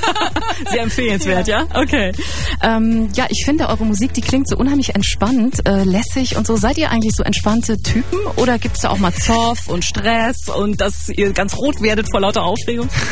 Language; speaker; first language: German; native; German